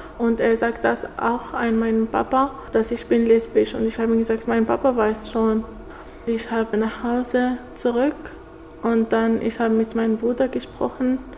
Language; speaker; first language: German; non-native, learner; Arabic